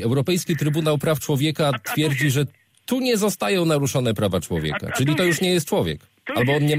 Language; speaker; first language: Polish; native; Polish